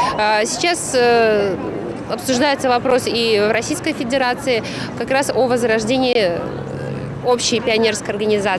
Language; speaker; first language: Russian; native; Russian